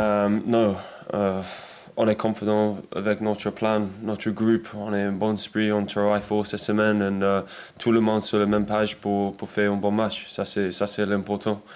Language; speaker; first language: French; non-native, learner; English